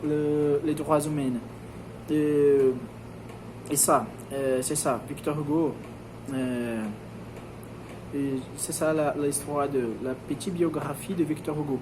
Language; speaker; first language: French; non-native, learner; Portuguese